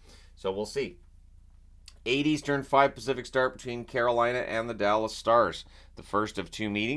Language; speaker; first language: English; native; English